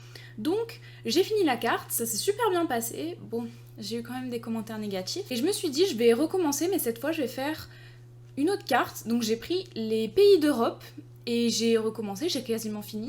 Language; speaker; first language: French; native; French